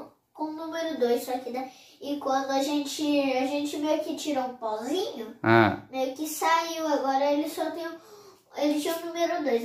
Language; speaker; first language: Portuguese; native; Portuguese